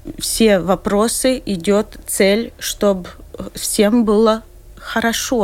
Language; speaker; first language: Russian; non-native, local second language; Latvian